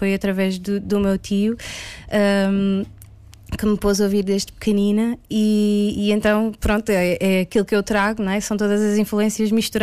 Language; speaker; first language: Portuguese; native; Portuguese